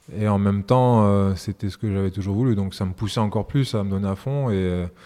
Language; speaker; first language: French; early bilingual, other home language; Serbian